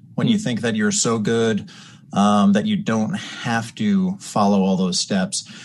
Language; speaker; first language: English; native; English